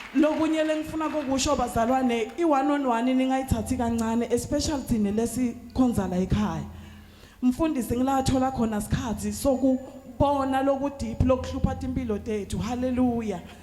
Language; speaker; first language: Zulu; non-native, local second language; Swati